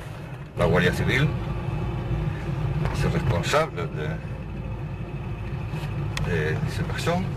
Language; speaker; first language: French; non-native, learner; Spanish